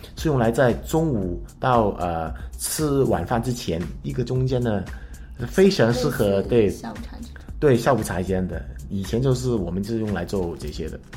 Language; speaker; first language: Chinese; non-native, local second language; Cantonese